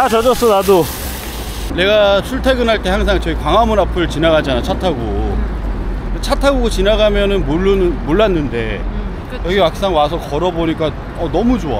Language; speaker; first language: Korean; native; Korean